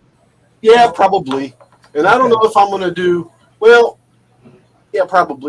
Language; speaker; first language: English; native; English